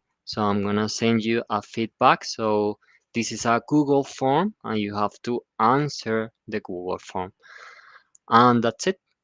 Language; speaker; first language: English; non-native, fluent; Spanish